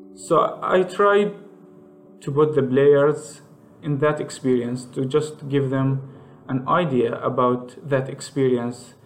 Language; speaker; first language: English; non-native, fluent; Arabic